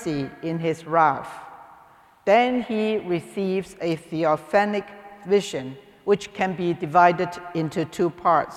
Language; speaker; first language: English; non-native, local second language; Cantonese